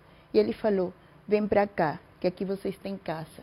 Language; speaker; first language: Portuguese; non-native, fluent; Spanish